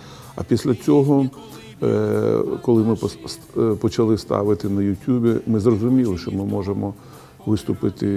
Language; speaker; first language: Ukrainian; non-native, local second language; Russian